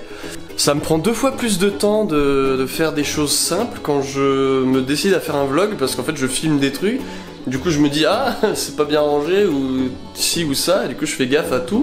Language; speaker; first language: French; native; French